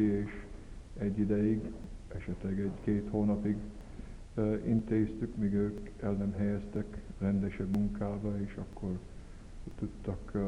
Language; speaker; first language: Hungarian; early bilingual, heritage; Hungarian